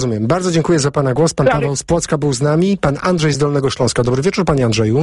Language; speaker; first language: Polish; native; Polish